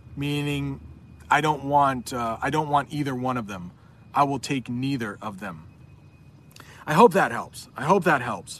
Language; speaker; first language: English; native; English